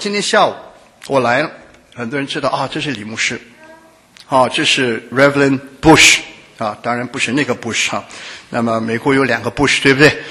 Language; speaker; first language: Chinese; non-native, local second language; Hakka Chinese